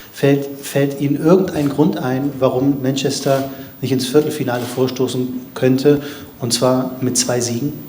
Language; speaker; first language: German; native; German